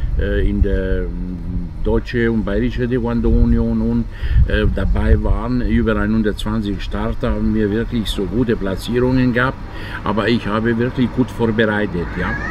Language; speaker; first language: German; non-native, fluent; Italian